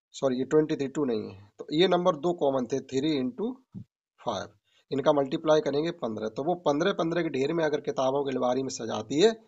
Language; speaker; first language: Hindi; native; Hindi